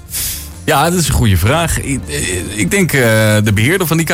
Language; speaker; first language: Dutch; native; Dutch